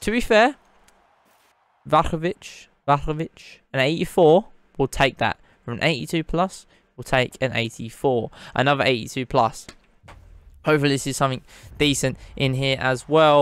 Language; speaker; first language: English; native; English